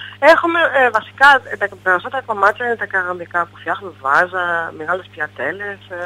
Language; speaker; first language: Greek; non-native, fluent; German